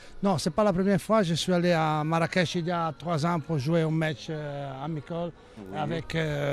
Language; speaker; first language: French; non-native, learner; Italian